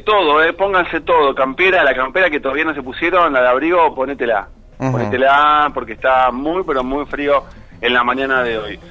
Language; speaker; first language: Spanish; native; Spanish